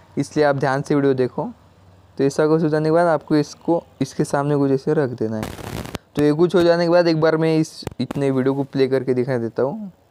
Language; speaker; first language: Hindi; non-native, local second language; Marathi